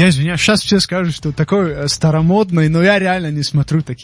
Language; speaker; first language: Russian; non-native, local second language; Tajik